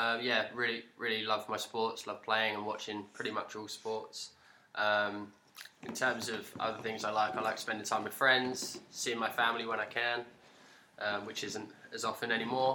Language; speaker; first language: English; native; English